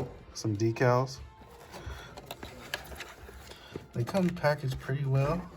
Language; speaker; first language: English; native; English